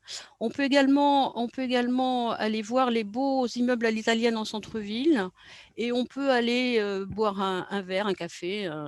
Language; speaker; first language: French; native; French